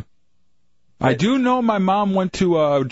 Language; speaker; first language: English; native; English